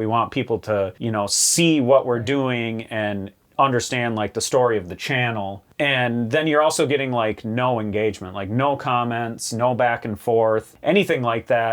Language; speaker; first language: English; native; English